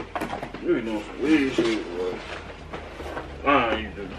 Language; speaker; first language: English; native; English